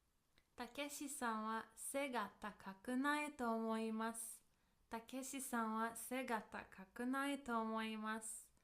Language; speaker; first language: Japanese; non-native, fluent; English